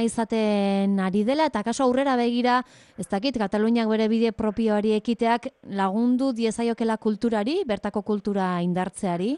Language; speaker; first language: Basque; native; Basque